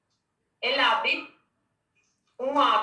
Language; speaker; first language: French; non-native, learner; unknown